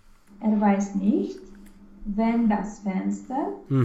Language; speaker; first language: German; non-native, learner; Romanian